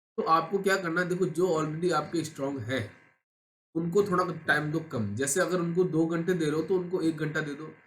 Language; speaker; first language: Hindi; native; Hindi